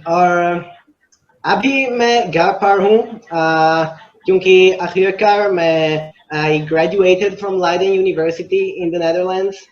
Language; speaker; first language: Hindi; non-native, learner; Italian